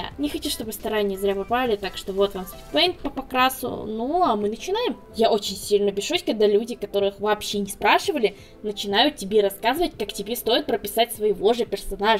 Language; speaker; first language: Russian; native; Russian